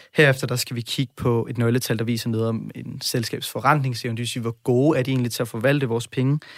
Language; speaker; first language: Danish; native; Danish